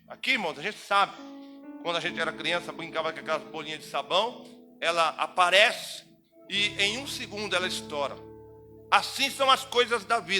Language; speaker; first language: Portuguese; native; Portuguese